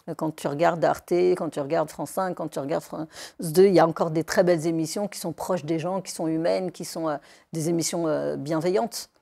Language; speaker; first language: French; native; French